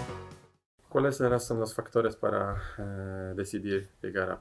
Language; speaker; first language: Spanish; non-native, fluent; Polish